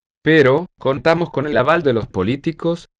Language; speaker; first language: Spanish; native; Spanish